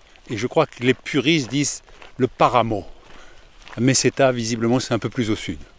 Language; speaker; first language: French; native; French